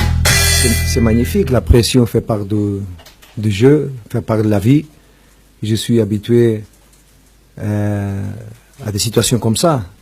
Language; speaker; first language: French; non-native, fluent; Portuguese